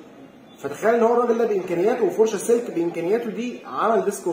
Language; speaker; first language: Arabic; native; Arabic